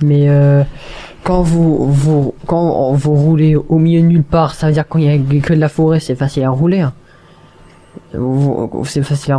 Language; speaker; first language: French; native; French